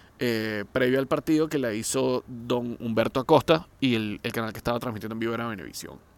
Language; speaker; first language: Spanish; native; Spanish